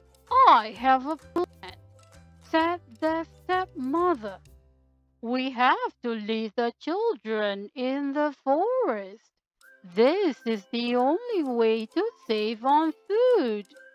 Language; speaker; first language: English; non-native, local second language; Malay